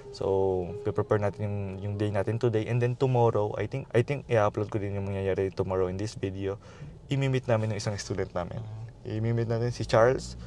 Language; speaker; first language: Filipino; early bilingual, heritage; Filipino